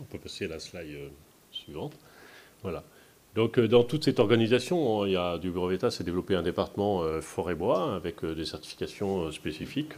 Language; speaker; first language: French; native; French